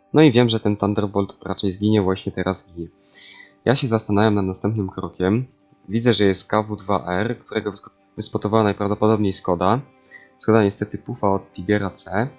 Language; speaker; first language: Polish; native; Polish